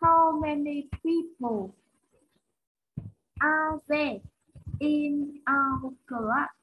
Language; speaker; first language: English; non-native, learner; Vietnamese